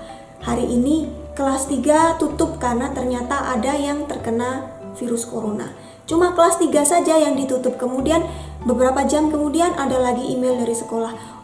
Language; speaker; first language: Indonesian; native; Indonesian